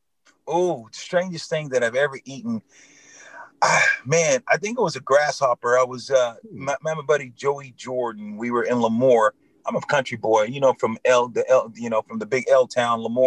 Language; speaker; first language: English; native; English